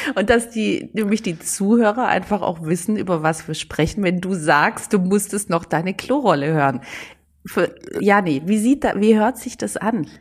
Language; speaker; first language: German; early bilingual, other home language; Greek